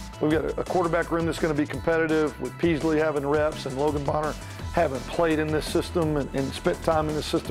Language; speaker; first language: English; native; English